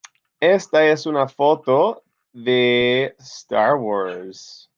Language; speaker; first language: Spanish; non-native, fluent; English